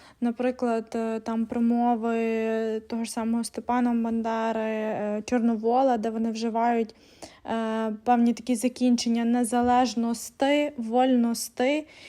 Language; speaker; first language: Ukrainian; native; Ukrainian